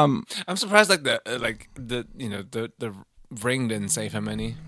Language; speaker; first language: English; native; English